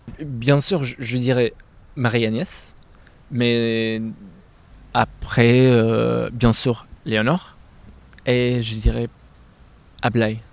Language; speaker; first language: French; non-native, fluent; Arabic